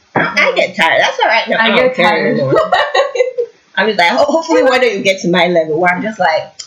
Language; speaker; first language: English; non-native, local second language; Yoruba